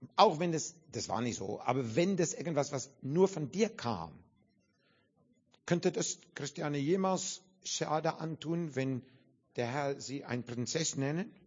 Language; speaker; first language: German; non-native, learner; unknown